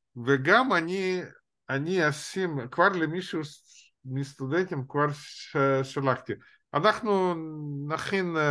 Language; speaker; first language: Hebrew; non-native, fluent; Russian